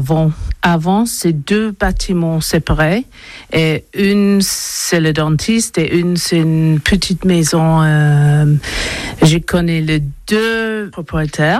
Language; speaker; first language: French; non-native, learner; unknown